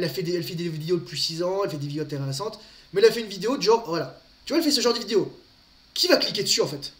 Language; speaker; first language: French; native; French